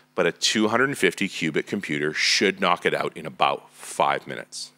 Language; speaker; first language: English; native; English